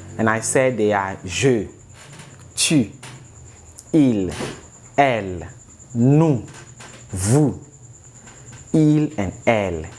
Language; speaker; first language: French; non-native, fluent; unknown